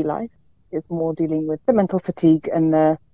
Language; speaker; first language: English; native; English